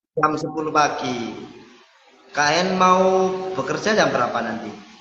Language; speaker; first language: Indonesian; native; Indonesian